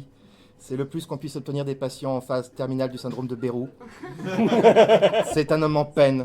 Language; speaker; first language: French; native; French